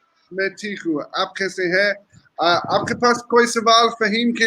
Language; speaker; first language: Hindi; non-native, learner; English